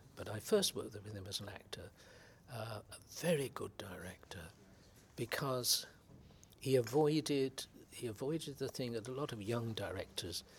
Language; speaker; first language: English; native; English